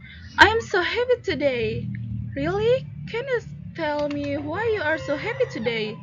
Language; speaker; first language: English; non-native, learner; Indonesian